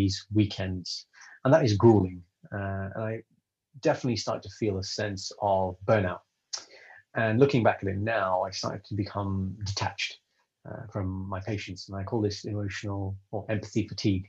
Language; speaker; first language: English; native; English